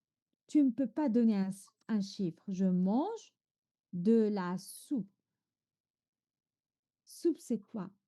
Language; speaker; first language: French; non-native, fluent; Chinese